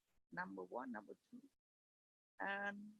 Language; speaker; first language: English; non-native, learner; Vietnamese